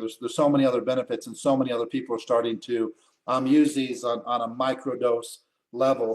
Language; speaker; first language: English; native; English